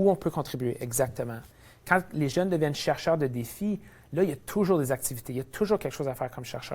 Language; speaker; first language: French; native; French